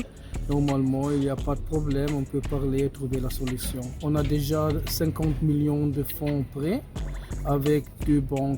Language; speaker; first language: French; non-native, fluent; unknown